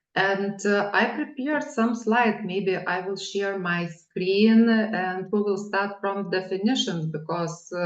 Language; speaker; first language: English; non-native, fluent; Lithuanian